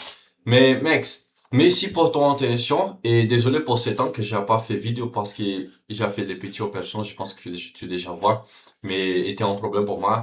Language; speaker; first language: French; non-native, learner; Portuguese